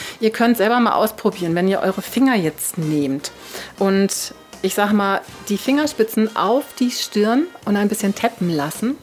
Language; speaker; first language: German; native; German